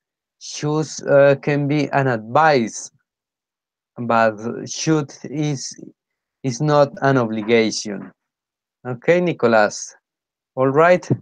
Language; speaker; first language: English; non-native, fluent; Spanish